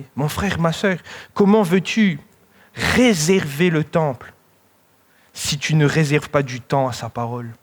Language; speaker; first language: French; native; French